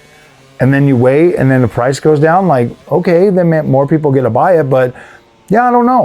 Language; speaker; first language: English; native; English